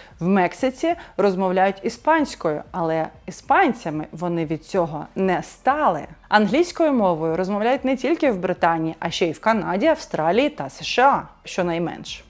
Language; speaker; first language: Ukrainian; non-native, local second language; Russian